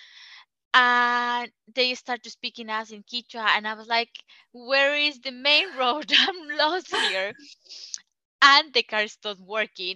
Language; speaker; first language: English; non-native, learner; Spanish